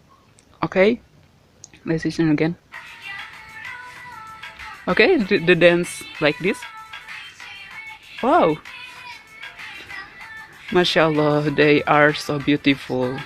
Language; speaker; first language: English; non-native, learner; Indonesian